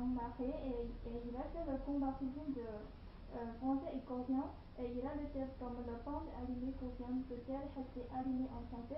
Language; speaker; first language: French; non-native, learner; Chinese